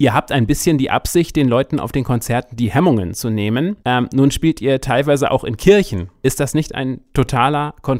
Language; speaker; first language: German; native; German